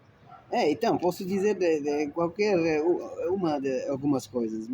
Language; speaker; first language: Portuguese; non-native, fluent; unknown